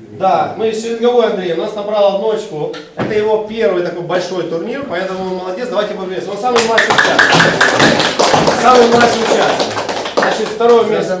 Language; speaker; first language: Russian; non-native, local second language; Ukrainian